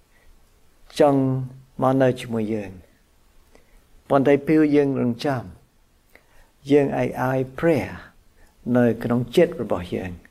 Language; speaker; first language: Khmer; non-native, fluent; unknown